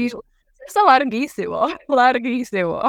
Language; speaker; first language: Spanish; non-native, fluent; Czech